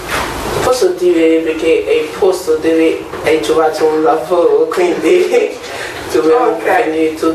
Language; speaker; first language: Italian; non-native, learner; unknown